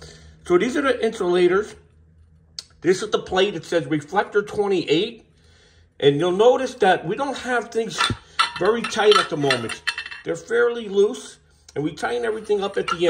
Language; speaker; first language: English; native; English